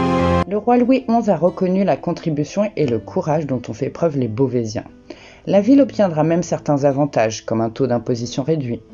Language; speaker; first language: French; native; French